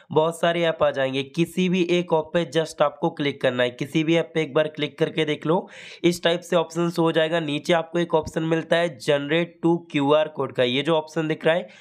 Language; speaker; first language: Hindi; native; Hindi